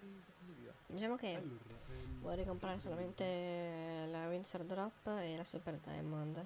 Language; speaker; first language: Italian; native; Italian